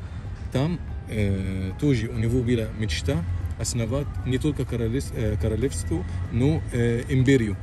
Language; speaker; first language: Russian; non-native, local second language; Arabic